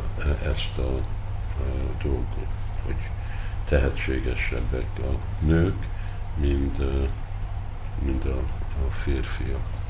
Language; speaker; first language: Hungarian; early bilingual, heritage; Hungarian